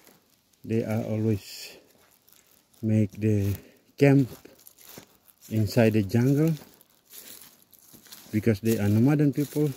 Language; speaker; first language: English; non-native, learner; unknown